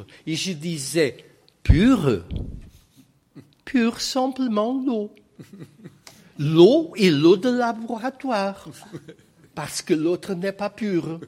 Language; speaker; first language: French; non-native, fluent; Portuguese